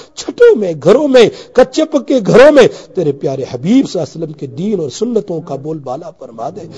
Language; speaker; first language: Urdu; native; Urdu